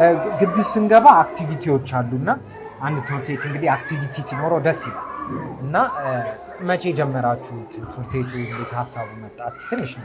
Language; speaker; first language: Amharic; native; Amharic